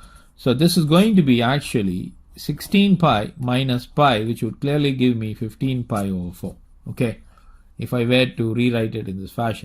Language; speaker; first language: English; non-native, local second language; Tamil